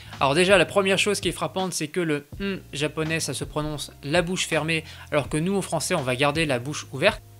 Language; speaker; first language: French; native; French